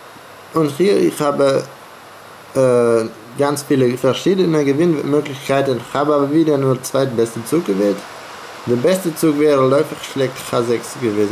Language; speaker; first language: German; non-native, fluent; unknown